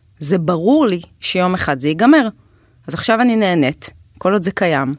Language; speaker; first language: Hebrew; native; Hebrew